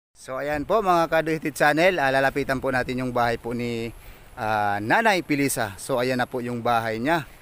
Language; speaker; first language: Filipino; non-native, local second language; Waray